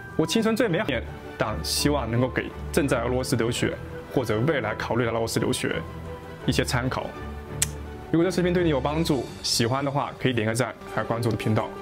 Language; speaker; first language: Chinese; native; Chinese